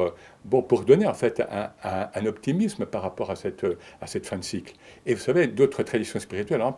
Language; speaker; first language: French; native; French